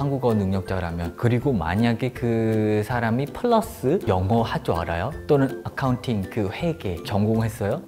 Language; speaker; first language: Korean; non-native, fluent; Khmer